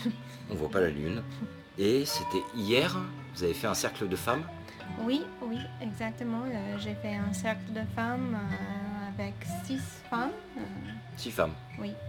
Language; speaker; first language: French; non-native, fluent; English